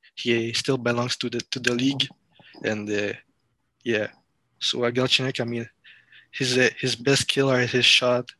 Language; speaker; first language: English; non-native, fluent; French